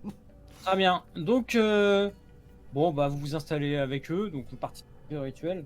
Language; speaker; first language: French; native; French